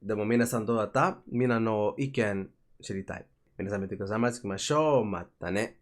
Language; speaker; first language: Japanese; non-native, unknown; English